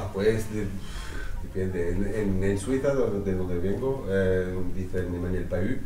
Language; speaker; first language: Spanish; non-native, fluent; French